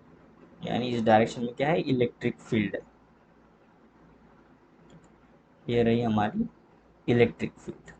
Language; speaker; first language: Hindi; native; Hindi